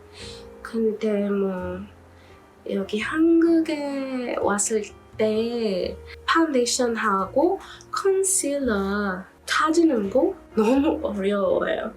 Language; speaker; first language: Korean; non-native, learner; English